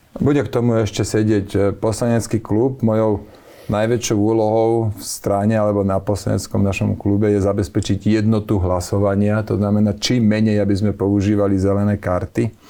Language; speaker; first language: Slovak; native; Slovak